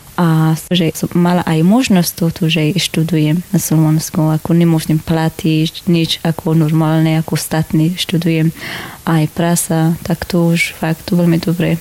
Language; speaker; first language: Slovak; non-native, learner; Persian